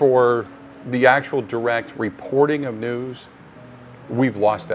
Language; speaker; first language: English; native; English